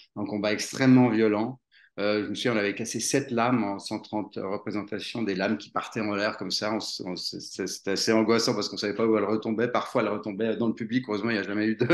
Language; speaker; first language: French; native; French